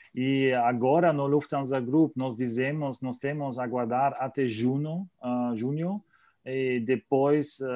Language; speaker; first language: Portuguese; non-native, learner; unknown